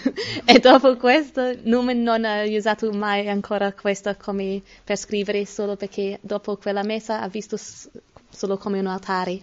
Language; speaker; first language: Italian; non-native, learner; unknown